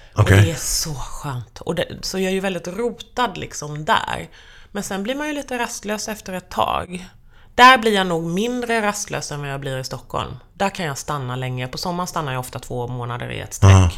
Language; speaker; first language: Swedish; native; Swedish